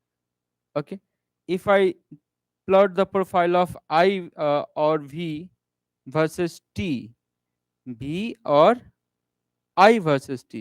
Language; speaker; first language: English; non-native, local second language; Hindi